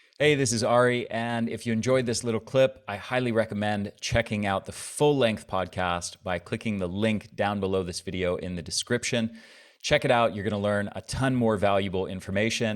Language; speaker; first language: English; native; English